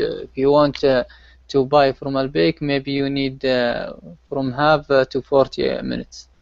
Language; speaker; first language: English; non-native, learner; Arabic